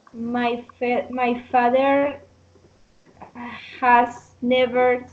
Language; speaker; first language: English; non-native, learner; Spanish